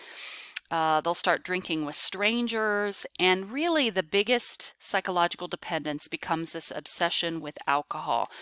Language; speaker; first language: English; native; English